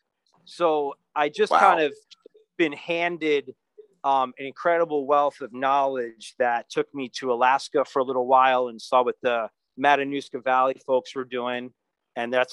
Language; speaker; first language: English; native; English